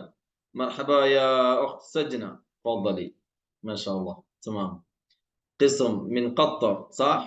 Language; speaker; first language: Arabic; non-native, fluent; Malayalam